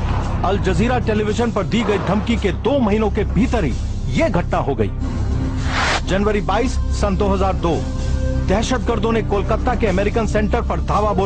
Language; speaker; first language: Hindi; native; Hindi